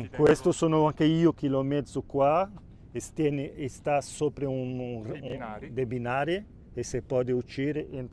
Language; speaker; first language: Italian; non-native, local second language; Spanish